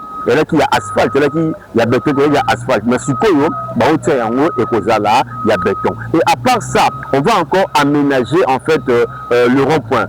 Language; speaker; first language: French; non-native, local second language; Lingala